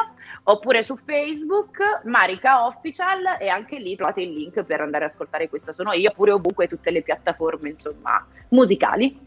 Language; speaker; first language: Italian; native; Italian